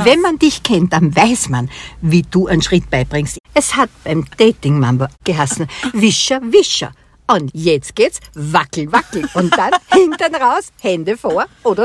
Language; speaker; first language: German; native; German